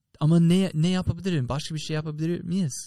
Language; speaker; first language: Turkish; non-native, fluent; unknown